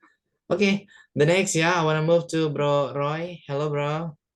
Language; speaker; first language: English; non-native, fluent; Indonesian